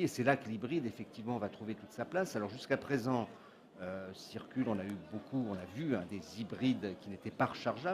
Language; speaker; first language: French; native; French